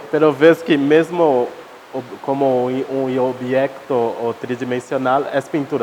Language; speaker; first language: Spanish; non-native, learner; Portuguese